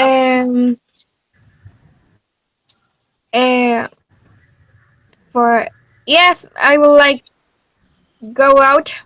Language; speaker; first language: English; non-native, learner; Spanish